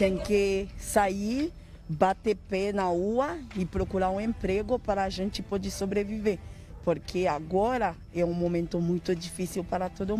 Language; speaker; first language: Portuguese; non-native, learner; Haitian Creole